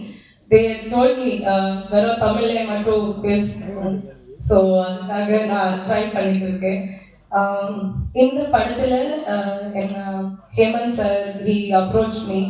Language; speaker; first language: Tamil; non-native, learner; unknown